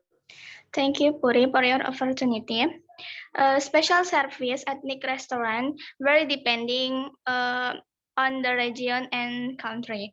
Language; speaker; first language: English; non-native, learner; Indonesian